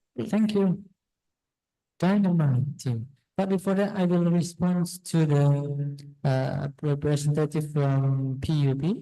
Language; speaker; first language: English; non-native, fluent; Indonesian